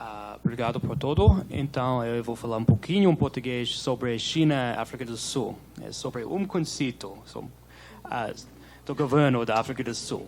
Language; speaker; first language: Portuguese; non-native, learner; English